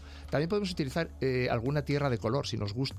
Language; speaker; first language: Spanish; native; Spanish